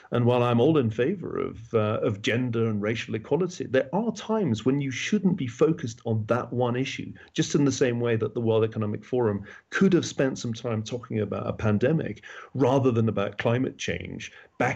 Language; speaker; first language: English; native; English